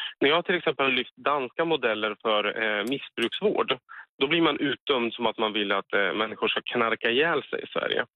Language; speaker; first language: Swedish; native; Swedish